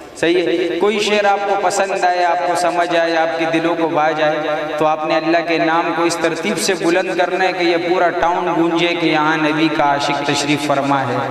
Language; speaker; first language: Urdu; non-native, local second language; Pashto